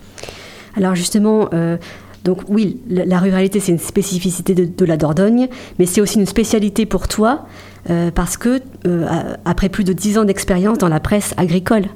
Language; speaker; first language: French; native; French